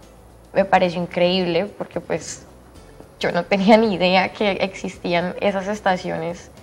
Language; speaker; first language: Spanish; native; Spanish